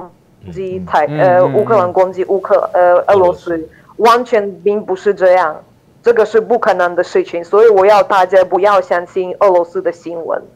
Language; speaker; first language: Chinese; non-native, fluent; Ukrainian